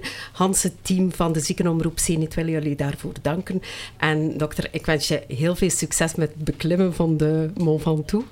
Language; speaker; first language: Dutch; native; Dutch